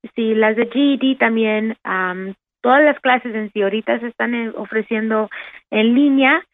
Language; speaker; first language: Spanish; early bilingual, heritage; Spanish